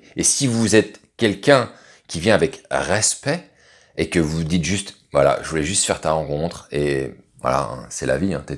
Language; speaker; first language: French; native; French